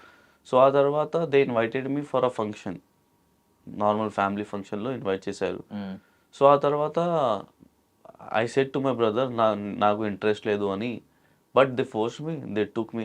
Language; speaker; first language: Telugu; non-native, local second language; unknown